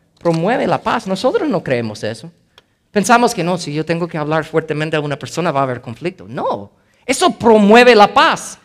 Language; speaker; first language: Spanish; non-native, fluent; English